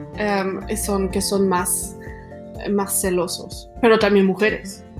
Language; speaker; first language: Spanish; non-native, fluent; German